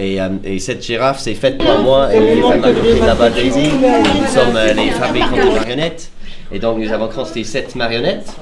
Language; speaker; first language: French; non-native, fluent; English